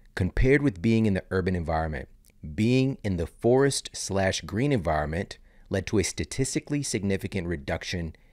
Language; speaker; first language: English; native; English